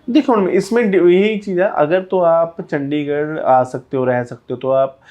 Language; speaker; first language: Hindi; non-native, local second language; Punjabi